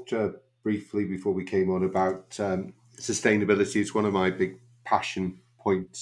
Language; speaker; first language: English; native; English